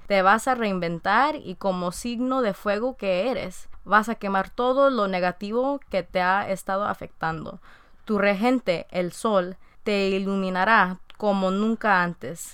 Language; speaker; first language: Spanish; early bilingual, heritage; Spanish